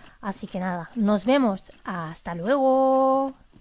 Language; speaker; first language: Spanish; native; Spanish